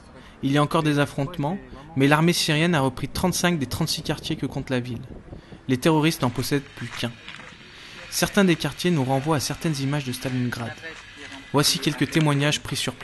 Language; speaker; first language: French; native; French